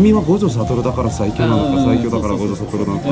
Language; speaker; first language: Japanese; non-native, learner; Korean